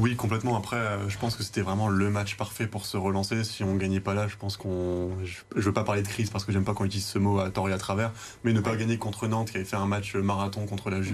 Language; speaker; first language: French; native; French